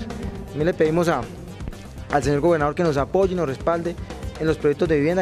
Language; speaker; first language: Spanish; native; Spanish